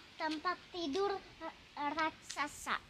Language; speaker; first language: Indonesian; early bilingual, heritage; Indonesian